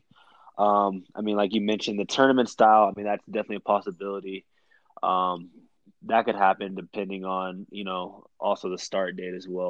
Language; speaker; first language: English; native; English